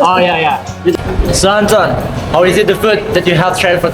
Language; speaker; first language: English; non-native, learner; Indonesian